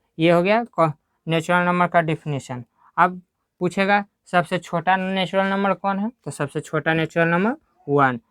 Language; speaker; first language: Hindi; native; Hindi